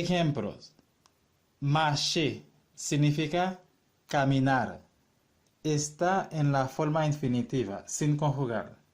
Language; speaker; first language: Spanish; non-native, fluent; Haitian Creole